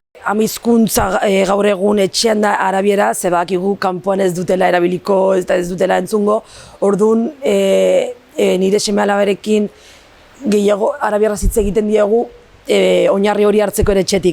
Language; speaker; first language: Basque; non-native, local second language; Arabic